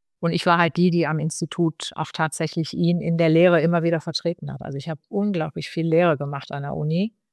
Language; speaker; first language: German; early bilingual, other home language; Arabic